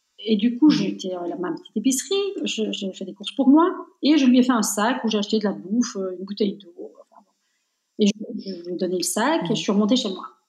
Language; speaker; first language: French; native; French